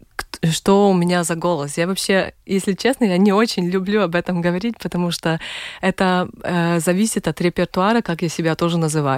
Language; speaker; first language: Russian; non-native, local second language; Latvian